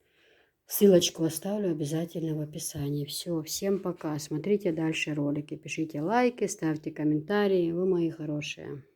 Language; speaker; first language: Russian; native; Russian